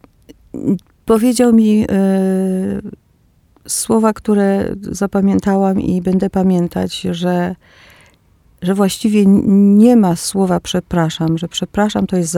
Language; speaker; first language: Polish; early bilingual, other home language; Greek